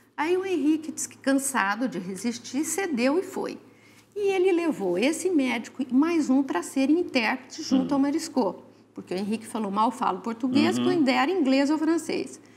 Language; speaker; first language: Portuguese; native; Portuguese